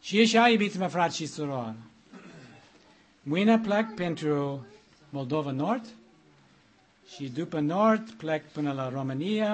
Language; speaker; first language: Romanian; non-native, learner; English